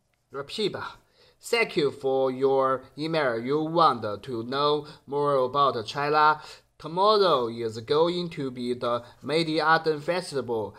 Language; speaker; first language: English; non-native, learner; Chinese